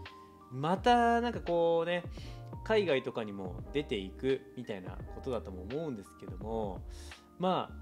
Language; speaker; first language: Japanese; native; Japanese